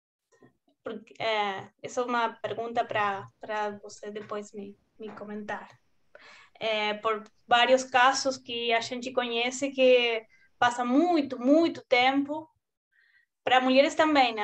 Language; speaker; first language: Portuguese; non-native, fluent; Spanish